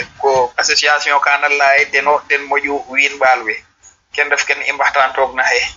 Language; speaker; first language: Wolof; non-native, local second language; Serer